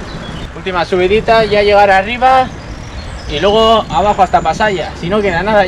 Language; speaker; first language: Spanish; native; Spanish